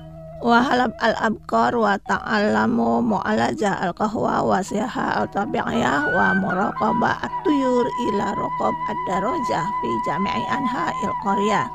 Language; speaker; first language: Arabic; non-native, fluent; Indonesian